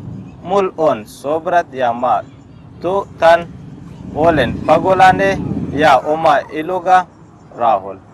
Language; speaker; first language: Estonian; non-native, learner; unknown